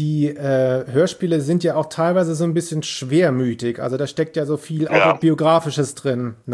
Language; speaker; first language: German; native; German